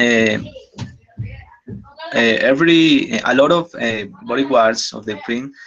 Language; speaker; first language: English; non-native, learner; Spanish